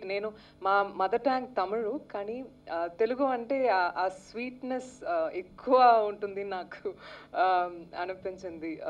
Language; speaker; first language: Telugu; non-native, learner; Tamil